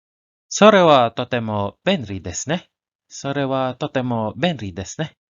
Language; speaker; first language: Japanese; non-native, learner; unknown